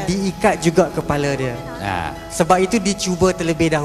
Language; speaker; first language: Malay; native; Malay